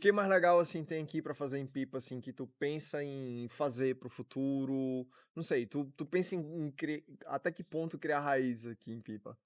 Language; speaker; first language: Portuguese; native; Portuguese